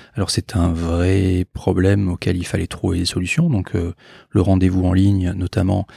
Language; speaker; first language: French; native; French